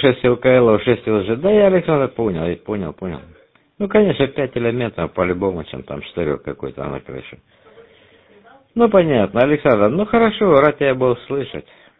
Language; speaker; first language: Russian; native; Russian